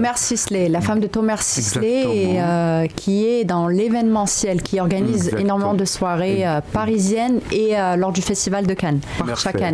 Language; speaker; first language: French; native; French